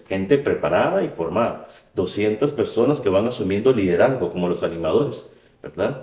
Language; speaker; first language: Spanish; native; Spanish